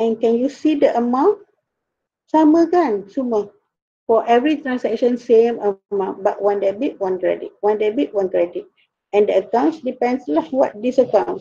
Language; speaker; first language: English; non-native, local second language; Malay